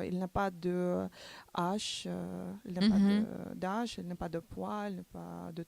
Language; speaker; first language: French; non-native, learner; Macedonian